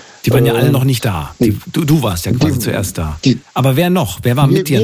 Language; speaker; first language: German; native; German